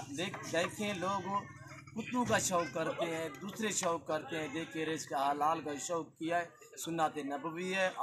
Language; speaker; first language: Urdu; non-native, local second language; Saraiki